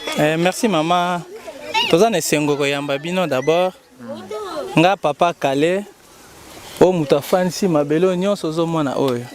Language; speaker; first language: Lingala; native; Lingala